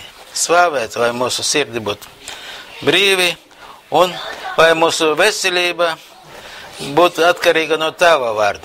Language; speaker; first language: Latvian; non-native, local second language; Russian